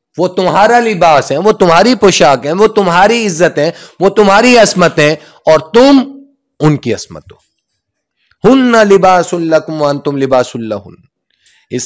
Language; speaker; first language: Urdu; non-native, local second language; Punjabi